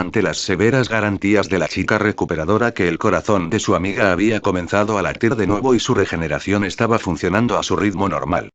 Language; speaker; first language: Spanish; native; Spanish